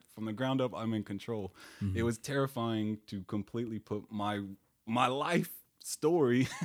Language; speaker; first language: English; native; English